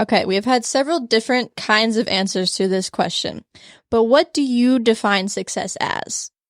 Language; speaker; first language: English; native; English